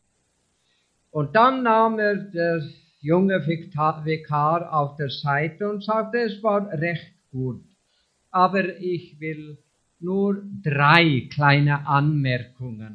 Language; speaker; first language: German; non-native, fluent; English